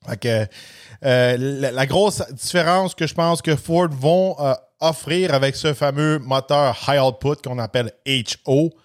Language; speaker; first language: French; native; French